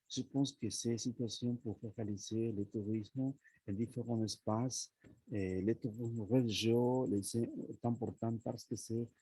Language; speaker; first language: French; non-native, learner; Spanish